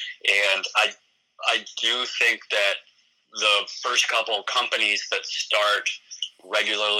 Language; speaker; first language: English; native; English